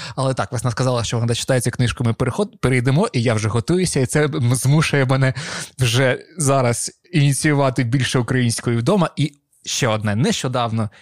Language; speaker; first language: Ukrainian; non-native, local second language; Russian